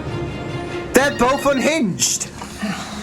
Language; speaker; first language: English; native; English